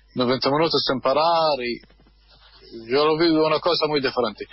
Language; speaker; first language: Spanish; non-native, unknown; Arabic